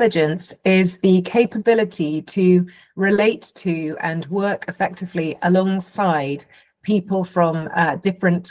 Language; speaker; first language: English; native; English